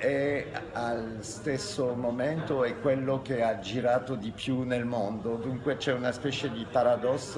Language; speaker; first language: Italian; non-native, fluent; French